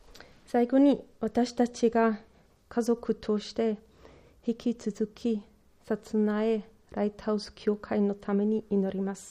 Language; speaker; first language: Japanese; non-native, learner; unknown